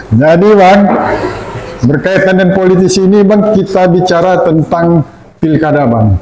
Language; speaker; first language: Indonesian; native; Indonesian